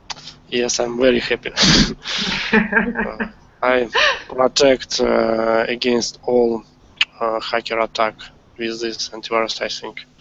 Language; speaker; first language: English; non-native, learner; Russian